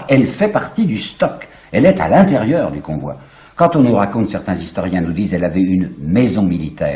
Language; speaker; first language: French; native; French